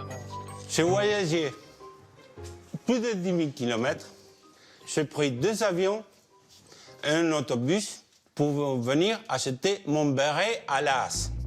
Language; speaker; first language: French; non-native, fluent; Spanish